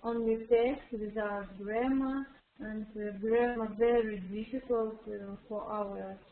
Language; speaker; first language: English; non-native, learner; Russian